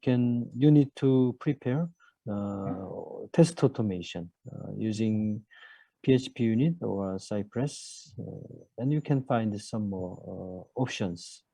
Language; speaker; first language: English; non-native, learner; Korean